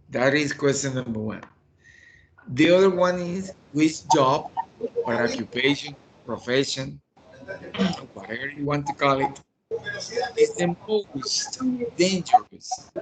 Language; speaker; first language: English; non-native, fluent; Spanish